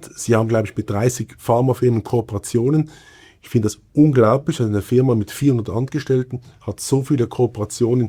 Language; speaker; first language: German; native; German